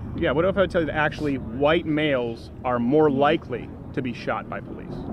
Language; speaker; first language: English; native; English